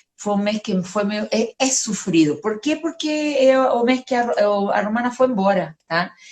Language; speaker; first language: Portuguese; non-native, fluent; Spanish